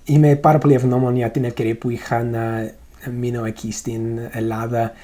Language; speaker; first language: Greek; non-native, fluent; English